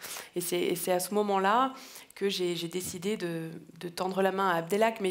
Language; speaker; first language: French; native; French